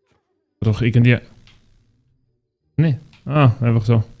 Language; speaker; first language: German; native; German